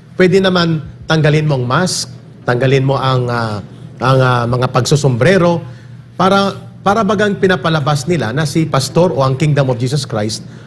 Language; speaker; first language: Filipino; native; Filipino